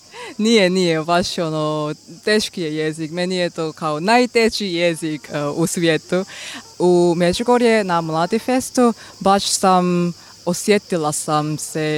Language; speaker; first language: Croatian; non-native, learner; Korean